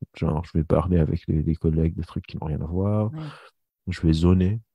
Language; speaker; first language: French; non-native, local second language; Arabic